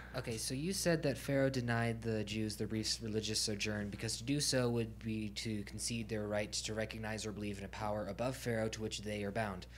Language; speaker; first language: English; non-native, fluent; Chinese